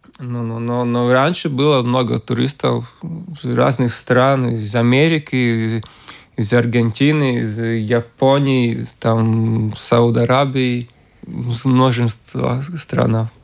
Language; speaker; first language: Russian; non-native, local second language; Latvian